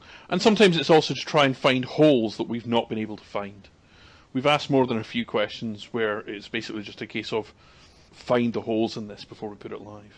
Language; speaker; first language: English; native; English